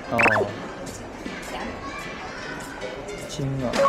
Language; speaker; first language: Chinese; non-native, fluent; Japanese